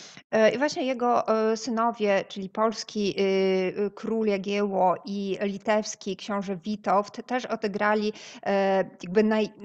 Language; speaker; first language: Polish; non-native, fluent; Ukrainian